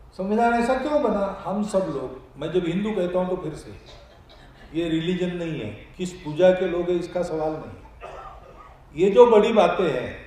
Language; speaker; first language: Hindi; non-native, local second language; Marathi